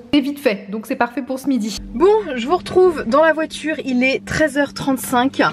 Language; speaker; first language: French; native; French